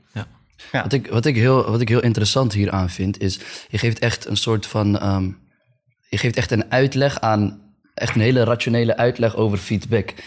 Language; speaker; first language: Dutch; early bilingual, other home language; Arabic